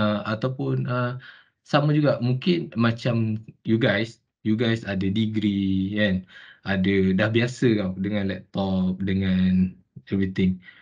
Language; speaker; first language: Malay; native; Malay